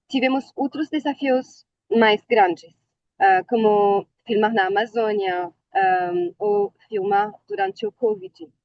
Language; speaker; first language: Portuguese; non-native, learner; Arabic